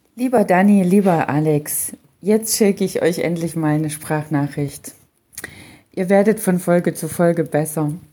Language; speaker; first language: German; native; German